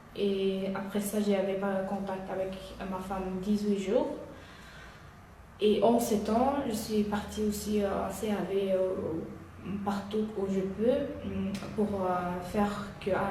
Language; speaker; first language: French; non-native, learner; Uyghur